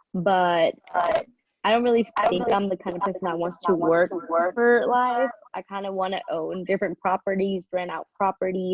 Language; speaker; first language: English; early bilingual, other home language; Spanish